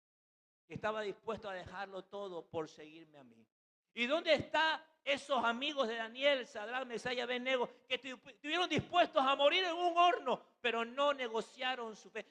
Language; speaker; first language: Spanish; native; Spanish